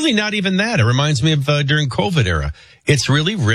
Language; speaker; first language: English; native; English